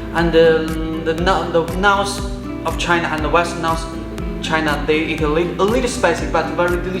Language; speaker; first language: English; non-native, learner; Chinese